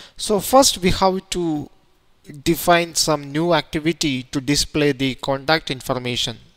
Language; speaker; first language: English; non-native, local second language; Malayalam